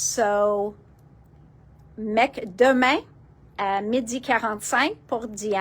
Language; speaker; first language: French; non-native, local second language; English